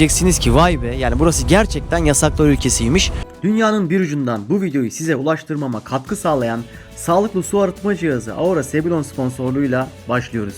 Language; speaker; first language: Turkish; native; Turkish